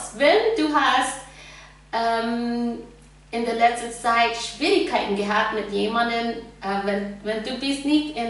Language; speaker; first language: German; non-native, fluent; English